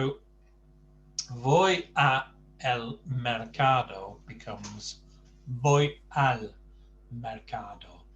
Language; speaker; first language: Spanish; non-native, fluent; English